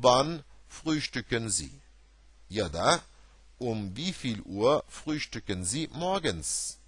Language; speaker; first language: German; non-native, fluent; Turkish